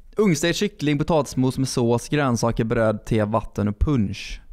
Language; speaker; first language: Swedish; native; Swedish